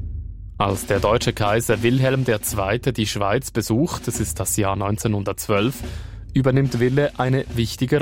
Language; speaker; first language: German; native; German